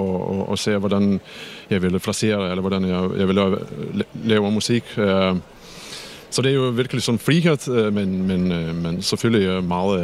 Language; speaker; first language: Danish; non-native, fluent; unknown